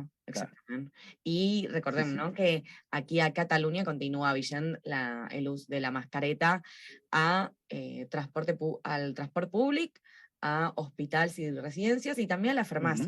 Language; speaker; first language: Catalan; non-native, local second language; Spanish